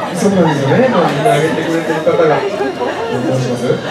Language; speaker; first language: Japanese; native; Japanese